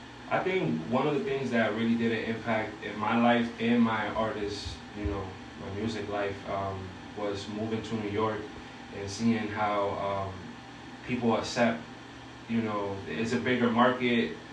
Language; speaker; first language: English; early bilingual, other home language; Spanish